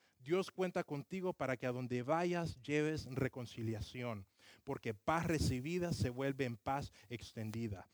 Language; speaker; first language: Spanish; early bilingual, other home language; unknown